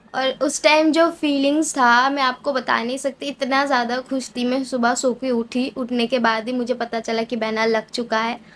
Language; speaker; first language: Hindi; non-native, local second language; Bangla